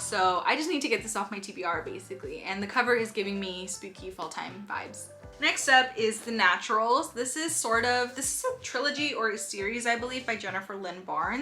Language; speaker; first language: English; native; English